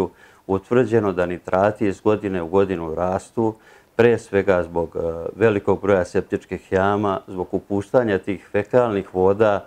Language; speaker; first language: Serbian; native; Serbian